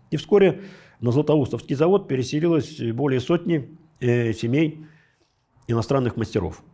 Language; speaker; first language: Russian; native; Russian